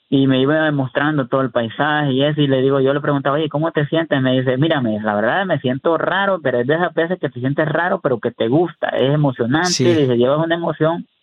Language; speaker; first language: Spanish; early bilingual, heritage; Spanish